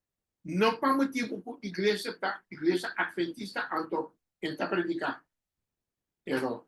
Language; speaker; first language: Portuguese; non-native, learner; Papiamento